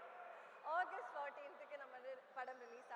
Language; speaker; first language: Tamil; non-native, learner; Malayalam